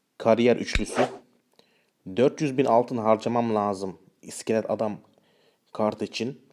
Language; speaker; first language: Turkish; early bilingual, heritage; Turkish